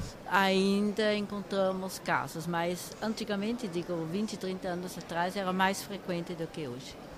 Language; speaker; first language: Portuguese; non-native, fluent; German